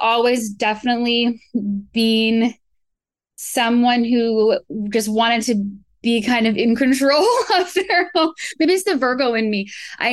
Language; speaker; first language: English; native; English